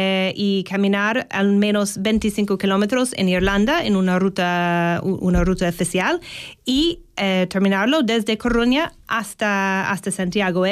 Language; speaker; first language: Spanish; non-native, fluent; English